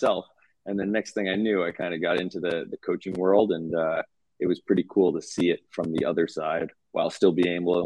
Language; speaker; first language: English; native; English